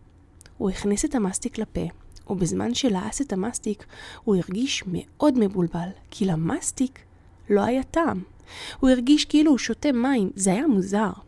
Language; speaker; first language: Hebrew; native; Hebrew